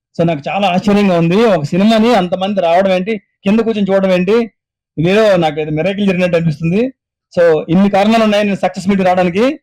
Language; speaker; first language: Telugu; native; Telugu